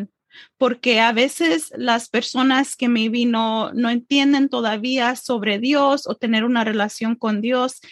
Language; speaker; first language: Spanish; early bilingual, heritage; English